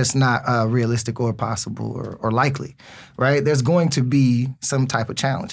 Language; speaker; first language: English; native; English